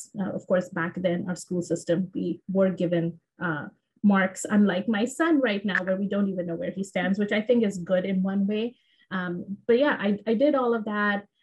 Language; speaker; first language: English; non-native, local second language; Bangla